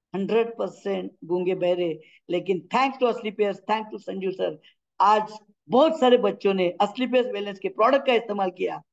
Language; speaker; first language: Hindi; non-native, local second language; Marathi